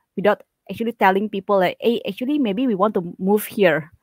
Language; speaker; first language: English; non-native, fluent; Indonesian